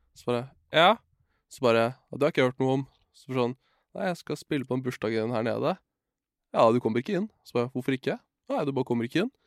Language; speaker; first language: Norwegian; early bilingual, other home language; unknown